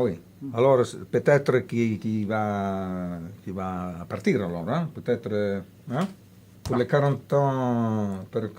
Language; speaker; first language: French; non-native, fluent; Italian